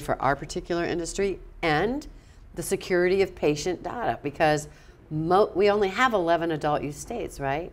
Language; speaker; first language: English; native; English